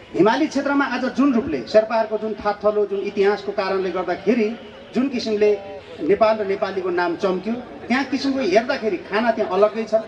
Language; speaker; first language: Nepali; native; Nepali